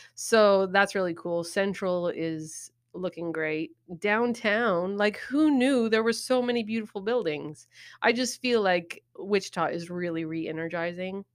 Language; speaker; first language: English; native; English